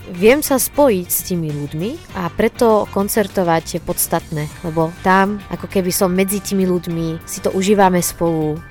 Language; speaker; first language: Slovak; non-native, fluent; Arabic